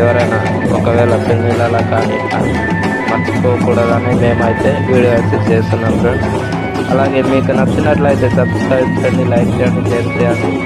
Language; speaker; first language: Telugu; non-native, local second language; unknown